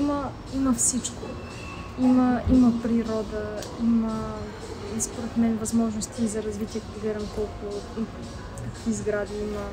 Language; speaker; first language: Bulgarian; native; Bulgarian